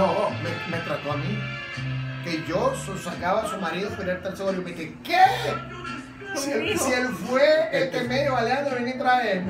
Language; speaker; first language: Spanish; native; Spanish